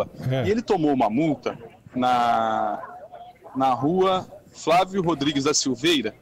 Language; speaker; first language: Portuguese; native; Portuguese